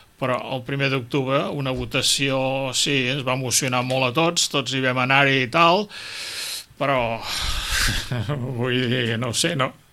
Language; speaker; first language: Catalan; native; Catalan